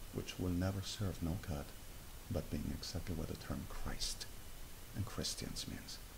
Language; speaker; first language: English; non-native, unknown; Spanish